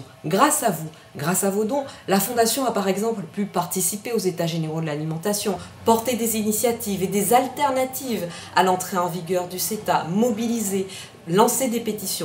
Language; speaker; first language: French; native; French